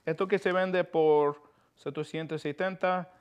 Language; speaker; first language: Spanish; non-native, learner; English